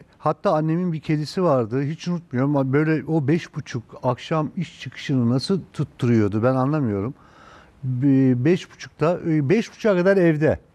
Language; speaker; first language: Turkish; native; Turkish